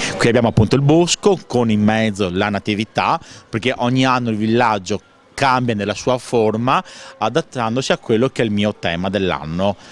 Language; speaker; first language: Italian; native; Italian